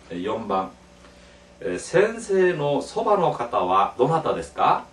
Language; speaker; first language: Japanese; non-native, fluent; Korean